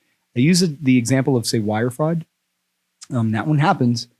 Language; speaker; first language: English; native; English